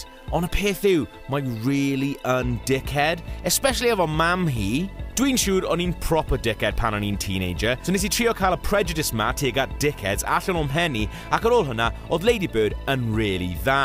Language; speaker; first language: Welsh; native; Welsh